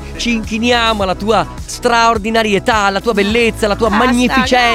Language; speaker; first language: Italian; native; Italian